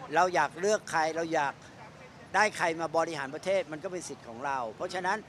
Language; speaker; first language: Thai; native; Thai